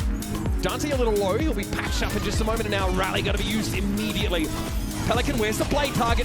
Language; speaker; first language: English; native; English